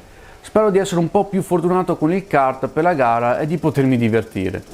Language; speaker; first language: Italian; native; Italian